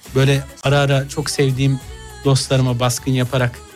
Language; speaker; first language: Turkish; native; Turkish